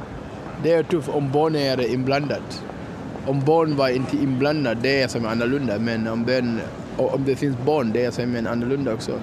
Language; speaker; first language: Swedish; non-native, fluent; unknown